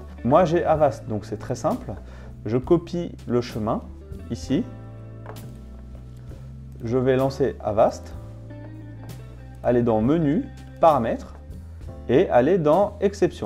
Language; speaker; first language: French; native; French